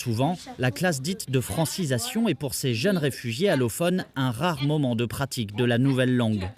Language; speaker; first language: French; native; French